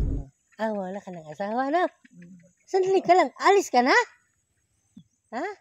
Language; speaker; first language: Filipino; non-native, local second language; Cebuano